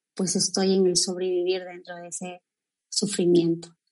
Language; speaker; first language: Spanish; native; Spanish